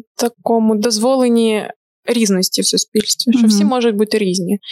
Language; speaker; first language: Ukrainian; non-native, local second language; Russian